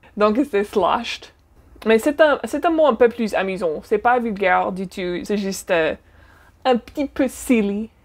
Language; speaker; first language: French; non-native, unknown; English